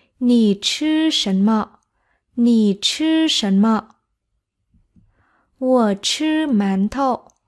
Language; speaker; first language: Chinese; non-native, fluent; Vietnamese